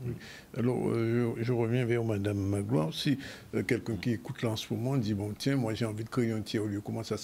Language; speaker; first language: French; native; French